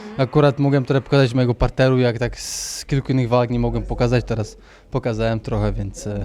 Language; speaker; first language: Polish; early bilingual, heritage; Polish